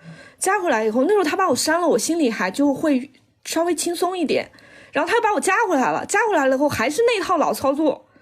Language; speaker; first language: Chinese; native; Chinese